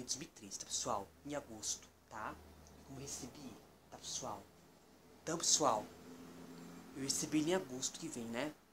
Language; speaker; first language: Portuguese; native; Portuguese